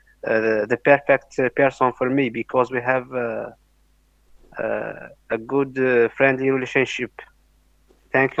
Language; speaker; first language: English; non-native, learner; Arabic